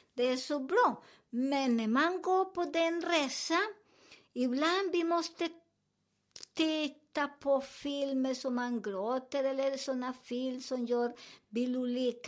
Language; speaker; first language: Swedish; non-native, fluent; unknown